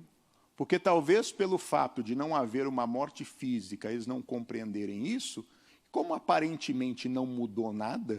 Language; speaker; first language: Portuguese; native; Portuguese